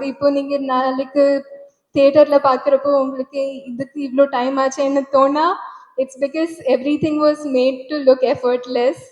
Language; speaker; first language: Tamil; non-native, learner; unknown